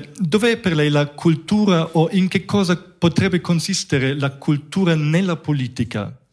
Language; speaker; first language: Italian; non-native, fluent; German